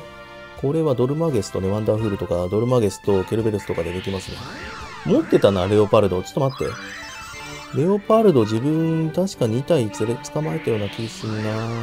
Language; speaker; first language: Japanese; native; Japanese